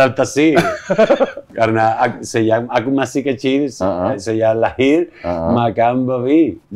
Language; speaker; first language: Indonesian; non-native, learner; Spanish